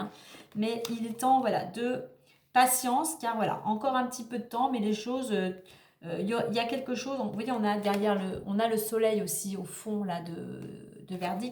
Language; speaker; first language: French; native; French